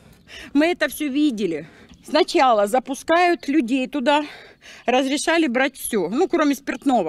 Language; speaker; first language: Russian; native; Russian